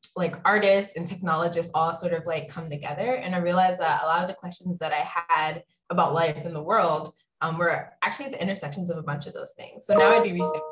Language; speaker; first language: English; native; English